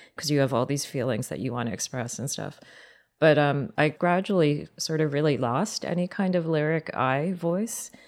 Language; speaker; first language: English; native; English